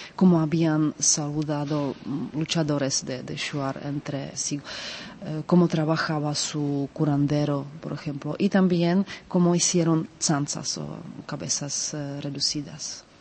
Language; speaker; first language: Spanish; non-native, fluent; Czech